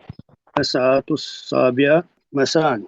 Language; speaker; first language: Arabic; non-native, learner; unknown